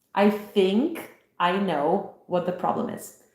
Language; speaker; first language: English; non-native, fluent; Italian